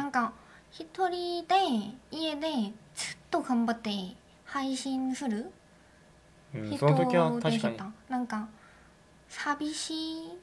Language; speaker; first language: Japanese; non-native, learner; Korean